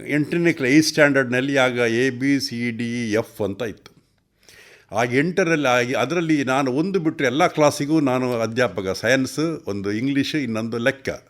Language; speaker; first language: Kannada; non-native, local second language; Tulu